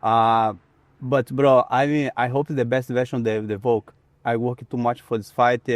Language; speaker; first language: English; non-native, learner; Portuguese